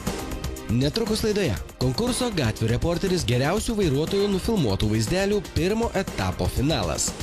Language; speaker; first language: Lithuanian; native; Lithuanian